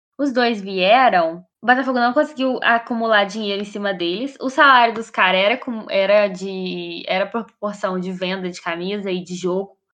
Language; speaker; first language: Portuguese; native; Portuguese